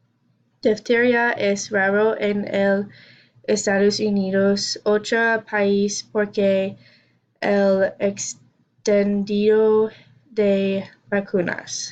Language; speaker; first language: Spanish; non-native, learner; English